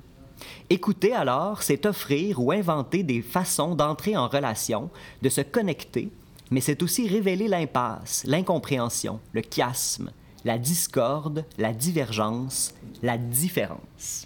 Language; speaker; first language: French; native; French